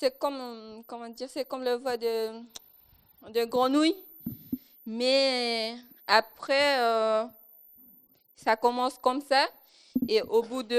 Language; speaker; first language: French; non-native, local second language; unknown